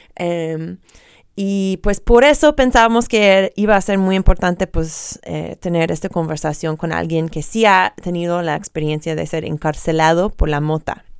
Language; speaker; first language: Spanish; non-native, fluent; English